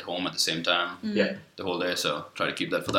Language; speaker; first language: English; non-native, local second language; Sinhala